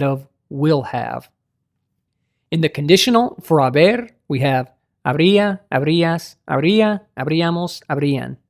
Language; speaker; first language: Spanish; non-native, learner; English